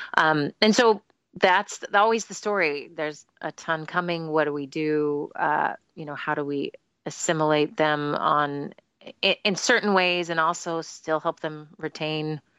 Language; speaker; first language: English; native; English